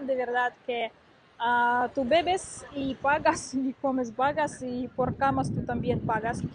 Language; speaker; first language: Spanish; non-native, learner; Russian